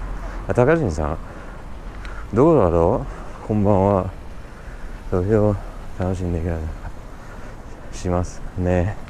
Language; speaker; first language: Japanese; non-native, learner; English